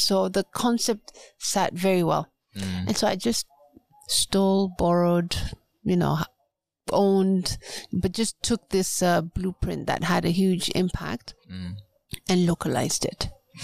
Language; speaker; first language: English; non-native, local second language; Swahili